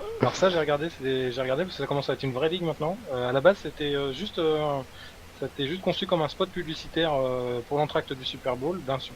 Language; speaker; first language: French; native; French